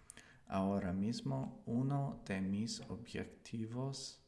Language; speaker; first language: Spanish; non-native, learner; English